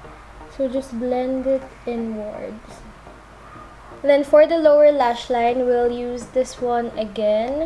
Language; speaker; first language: English; non-native, local second language; Filipino